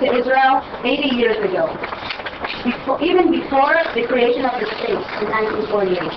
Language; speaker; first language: English; non-native, fluent; Hebrew